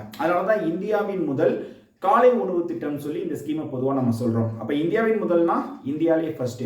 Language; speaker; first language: Tamil; native; Tamil